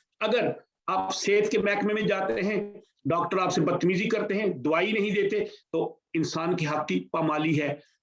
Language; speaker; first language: Urdu; non-native, local second language; Punjabi